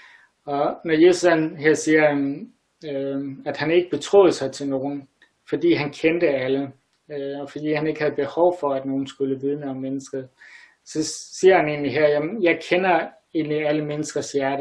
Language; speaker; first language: Danish; native; Danish